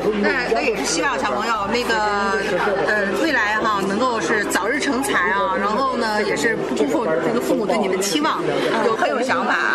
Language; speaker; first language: Chinese; native; Chinese